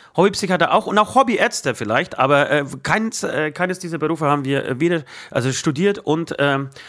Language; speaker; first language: German; non-native, fluent; Polish